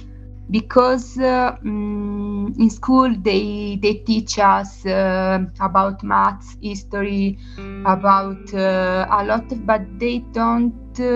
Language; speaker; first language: English; non-native, learner; Italian